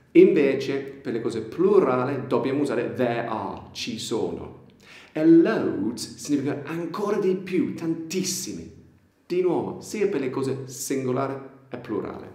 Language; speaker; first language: Italian; non-native, fluent; English